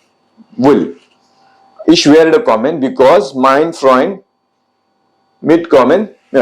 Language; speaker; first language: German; non-native, fluent; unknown